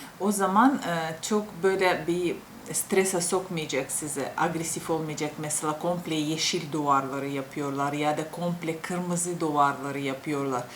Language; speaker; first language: Turkish; non-native, fluent; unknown